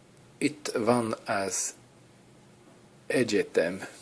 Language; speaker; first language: Hungarian; non-native, learner; English